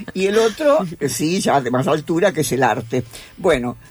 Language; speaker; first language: Spanish; native; Spanish